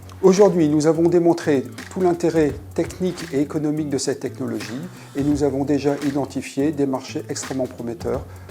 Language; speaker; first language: French; native; French